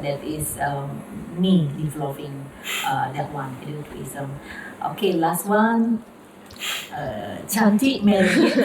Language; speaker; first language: English; non-native, learner; Indonesian